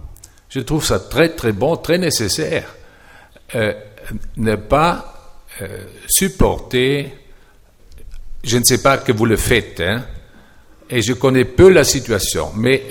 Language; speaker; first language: French; non-native, fluent; German